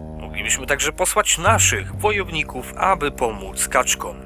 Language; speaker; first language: Polish; native; Polish